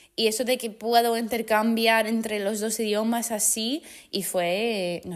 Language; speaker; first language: Spanish; non-native, fluent; English